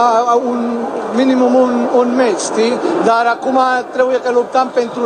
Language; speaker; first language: Romanian; non-native, learner; Spanish